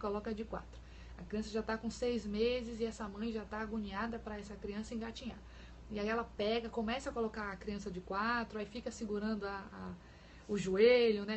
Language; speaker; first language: Portuguese; native; Portuguese